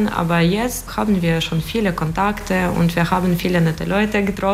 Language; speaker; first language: German; non-native, fluent; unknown